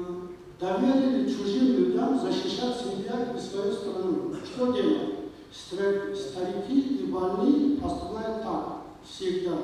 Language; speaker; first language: Russian; non-native, local second language; Tajik